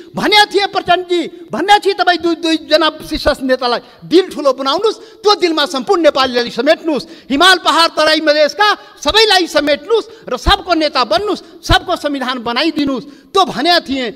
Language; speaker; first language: Nepali; non-native, local second language; Maithili